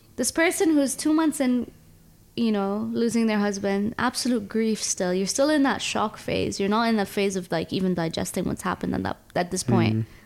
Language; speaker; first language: English; early bilingual, other home language; Arabic